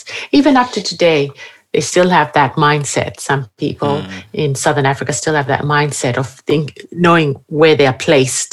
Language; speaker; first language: English; native; English